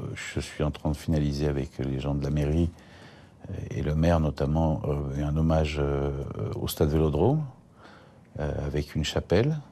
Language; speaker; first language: French; native; French